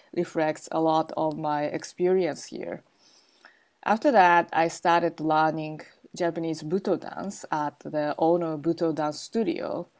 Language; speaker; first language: English; non-native, learner; Japanese